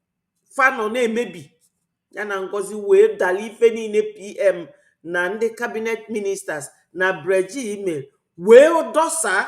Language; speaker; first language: Igbo; native; Igbo